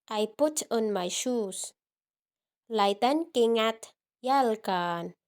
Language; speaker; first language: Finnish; non-native, learner; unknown